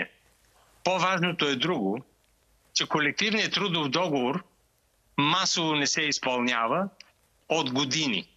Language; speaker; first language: Bulgarian; native; Bulgarian